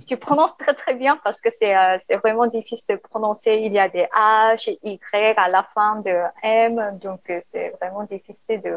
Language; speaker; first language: French; non-native, learner; Korean